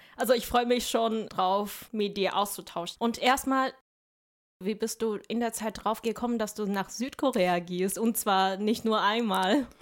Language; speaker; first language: German; non-native, fluent; Chinese